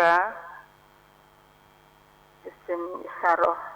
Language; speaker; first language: Arabic; non-native, learner; Indonesian